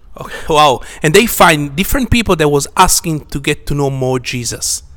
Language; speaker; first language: English; non-native, fluent; Italian